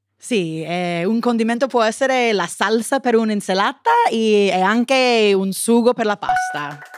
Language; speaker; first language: Italian; non-native, fluent; English